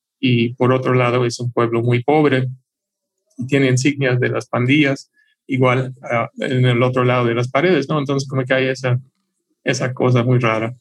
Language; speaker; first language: Spanish; non-native, fluent; English